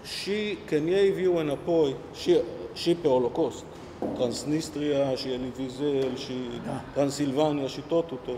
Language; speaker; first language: Romanian; early bilingual, heritage; Hebrew